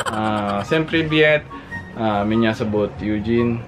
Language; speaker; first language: Russian; non-native, learner; Filipino